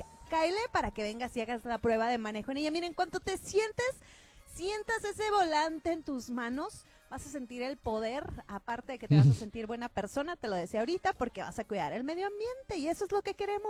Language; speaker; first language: Spanish; native; Spanish